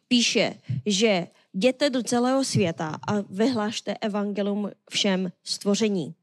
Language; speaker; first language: Czech; non-native, learner; Korean